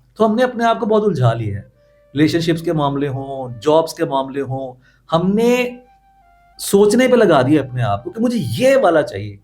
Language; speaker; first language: Urdu; non-native, local second language; Punjabi